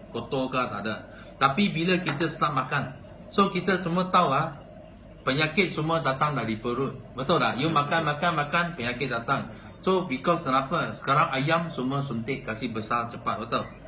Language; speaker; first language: Malay; non-native, local second language; Chinese